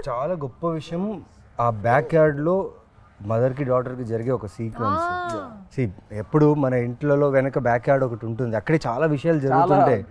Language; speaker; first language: Telugu; native; Telugu